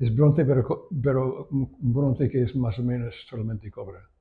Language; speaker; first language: Spanish; non-native, learner; English